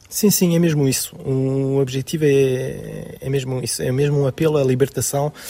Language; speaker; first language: Portuguese; early bilingual, heritage; Portuguese